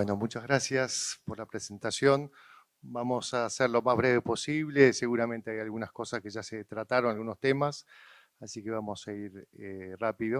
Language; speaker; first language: Spanish; native; Spanish